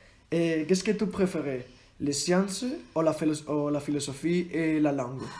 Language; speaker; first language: French; non-native, learner; Spanish